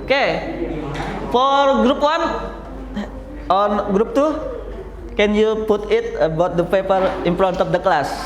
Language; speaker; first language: English; non-native, learner; Indonesian